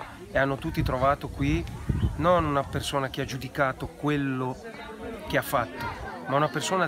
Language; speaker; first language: Italian; native; Italian